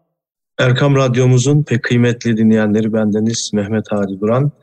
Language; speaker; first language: Turkish; native; Turkish